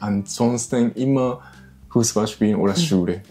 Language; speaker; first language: German; non-native, learner; Japanese